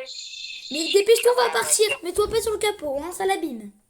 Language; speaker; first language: French; native; French